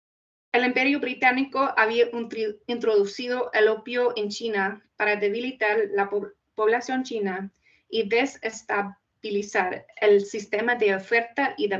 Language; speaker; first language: Spanish; non-native, fluent; English